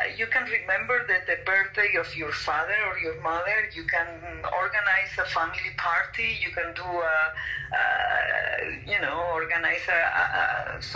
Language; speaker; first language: English; non-native, fluent; Spanish